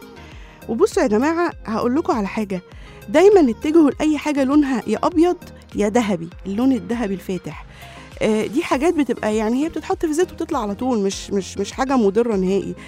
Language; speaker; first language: Arabic; native; Arabic